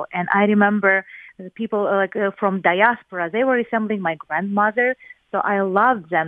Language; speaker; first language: English; non-native, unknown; Ukrainian